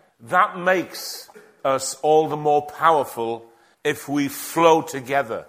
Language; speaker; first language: English; native; English